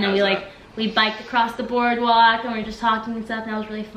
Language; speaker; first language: English; native; English